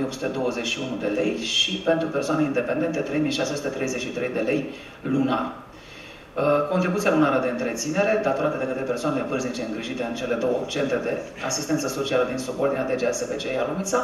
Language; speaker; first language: Romanian; native; Romanian